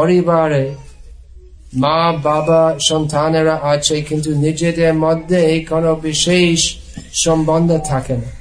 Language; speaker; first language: Bangla; non-native, fluent; English